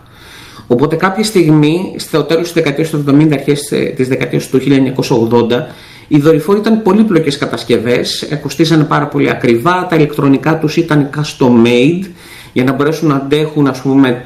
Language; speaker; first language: Greek; native; Greek